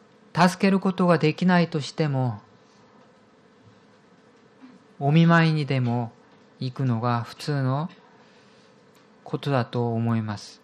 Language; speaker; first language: Japanese; non-native, fluent; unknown